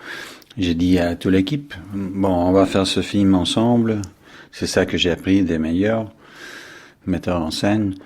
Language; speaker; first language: French; non-native, fluent; English